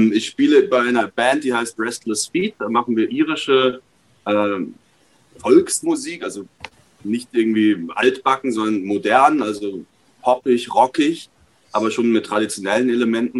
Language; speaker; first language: German; native; German